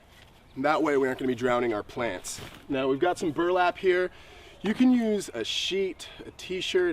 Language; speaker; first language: English; native; English